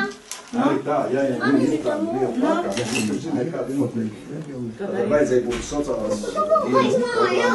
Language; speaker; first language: Latvian; native; Latvian